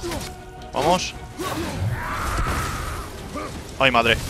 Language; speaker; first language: Spanish; native; Spanish